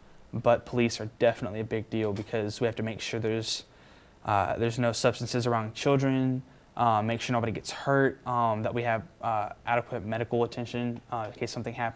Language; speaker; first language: English; native; English